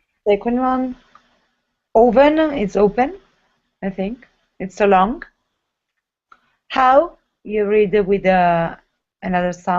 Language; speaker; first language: English; non-native, learner; Italian